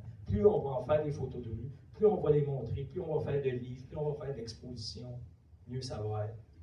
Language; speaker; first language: French; native; French